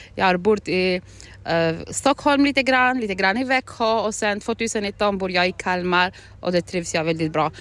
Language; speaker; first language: Swedish; non-native, fluent; Albanian